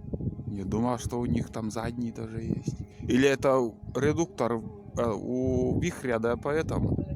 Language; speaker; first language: Russian; native; Russian